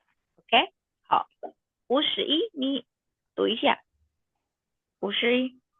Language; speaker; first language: Chinese; non-native, fluent; Indonesian